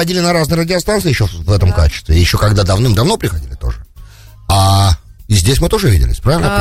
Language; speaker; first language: Russian; native; Russian